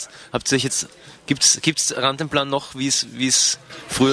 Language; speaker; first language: German; native; German